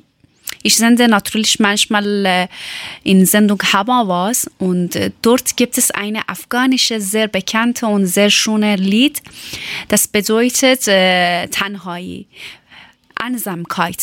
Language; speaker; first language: German; non-native, learner; Persian